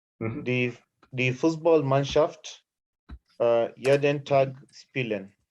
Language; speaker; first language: German; non-native, learner; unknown